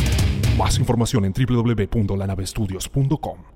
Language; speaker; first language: Spanish; native; Spanish